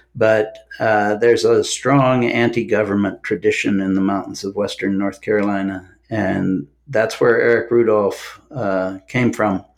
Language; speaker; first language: English; native; English